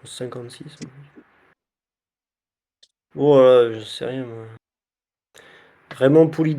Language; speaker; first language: French; native; French